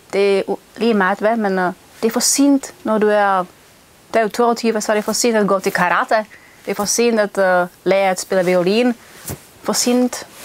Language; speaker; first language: Danish; non-native, fluent; Czech